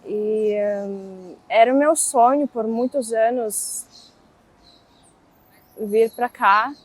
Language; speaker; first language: Portuguese; non-native, fluent; Russian